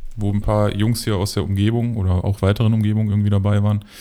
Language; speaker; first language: German; native; German